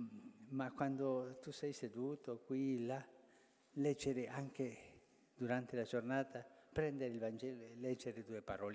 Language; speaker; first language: Italian; non-native, fluent; Spanish